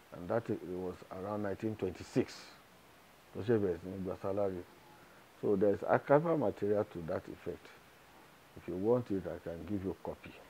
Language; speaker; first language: English; non-native, local second language; Yoruba